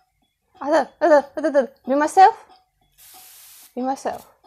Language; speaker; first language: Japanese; non-native, learner; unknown